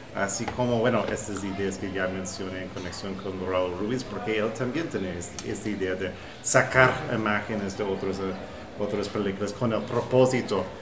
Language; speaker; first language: Spanish; non-native, fluent; English